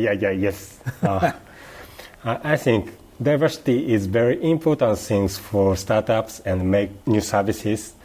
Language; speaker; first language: English; non-native, learner; Japanese